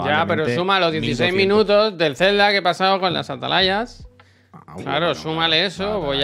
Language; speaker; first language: Spanish; native; Spanish